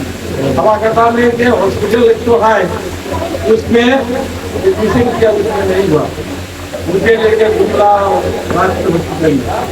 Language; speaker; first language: Hindi; non-native, local second language; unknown